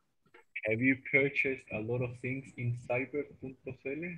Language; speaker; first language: English; non-native, fluent; Spanish